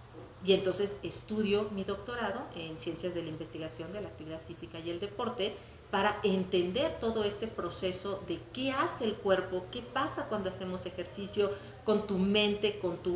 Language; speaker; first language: Spanish; native; Spanish